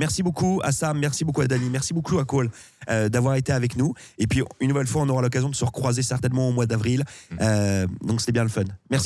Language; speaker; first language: French; native; French